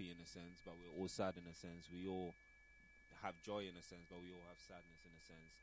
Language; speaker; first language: English; non-native, local second language; Akan